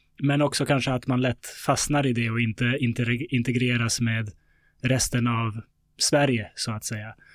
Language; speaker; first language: Swedish; early bilingual, other home language; Bosnian